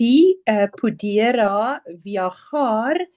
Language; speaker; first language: Spanish; non-native, learner; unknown